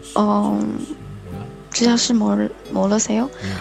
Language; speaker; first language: Korean; early bilingual, heritage; Korean